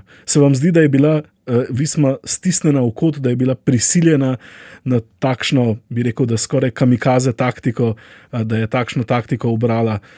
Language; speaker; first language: Slovenian; native; Slovenian